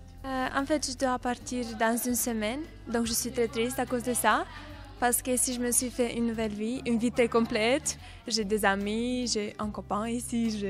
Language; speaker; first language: French; non-native, fluent; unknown